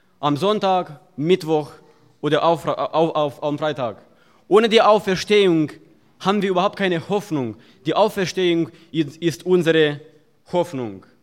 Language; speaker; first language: German; non-native, fluent; Russian